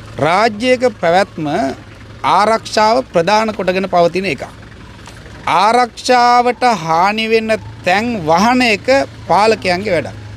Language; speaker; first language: Sinhala; native; Sinhala